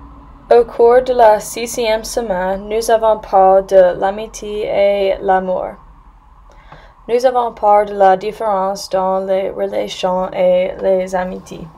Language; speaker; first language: French; non-native, learner; English